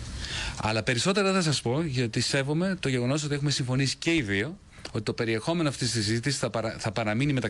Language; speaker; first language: Greek; native; Greek